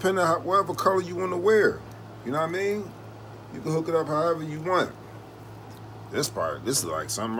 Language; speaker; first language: English; native; English